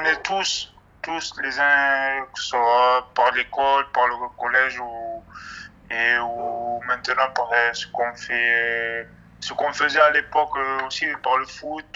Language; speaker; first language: French; native; French